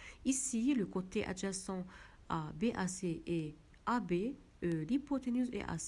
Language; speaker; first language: French; non-native, local second language; Arabic